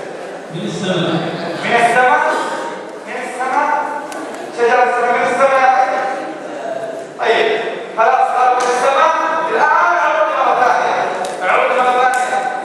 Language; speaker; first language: Arabic; native; Arabic